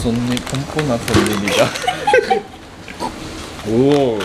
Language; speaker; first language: Korean; non-native, learner; Japanese